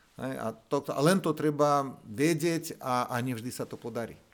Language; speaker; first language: Slovak; non-native, fluent; Russian